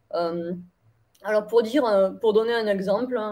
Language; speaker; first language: French; native; French